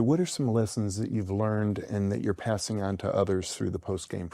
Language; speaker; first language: English; native; English